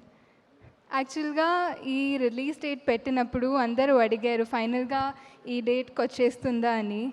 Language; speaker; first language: Telugu; non-native, fluent; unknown